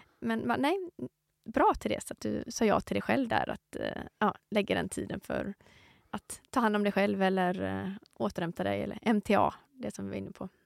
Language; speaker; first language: Swedish; native; Swedish